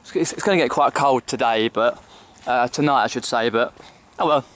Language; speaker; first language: English; native; English